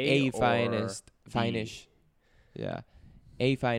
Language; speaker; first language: English; non-native, fluent; Spanish